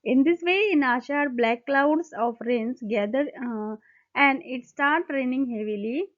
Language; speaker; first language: English; non-native, local second language; Marathi